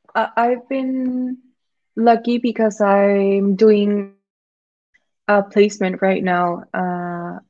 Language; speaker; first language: English; non-native, fluent; Spanish